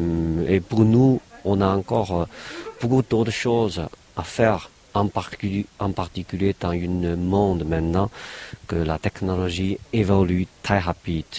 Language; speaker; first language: French; non-native, fluent; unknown